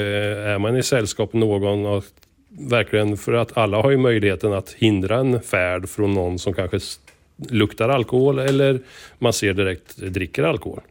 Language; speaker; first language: Swedish; native; Swedish